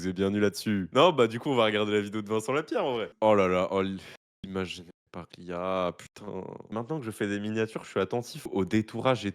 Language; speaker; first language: French; native; French